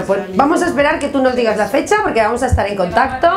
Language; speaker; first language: Spanish; native; Spanish